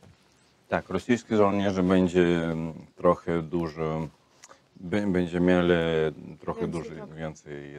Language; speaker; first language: Polish; non-native, learner; Russian